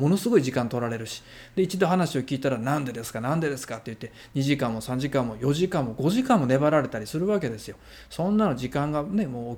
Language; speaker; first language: Japanese; native; Japanese